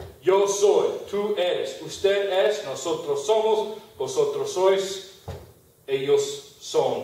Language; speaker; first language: Spanish; non-native, fluent; English